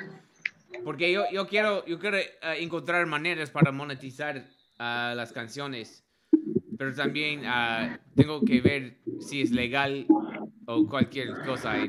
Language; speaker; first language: Spanish; non-native, learner; English